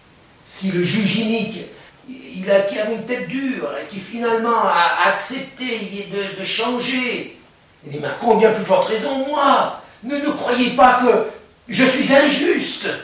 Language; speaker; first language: French; native; French